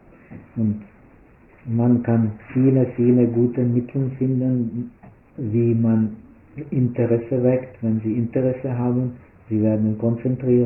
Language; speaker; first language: German; non-native, fluent; Czech